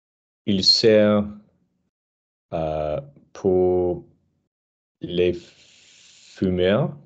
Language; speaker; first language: French; non-native, learner; English